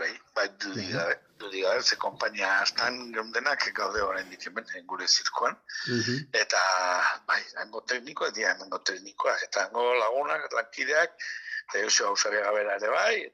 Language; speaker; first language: Basque; native; Basque